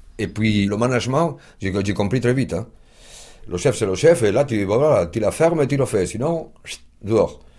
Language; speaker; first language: French; non-native, fluent; Spanish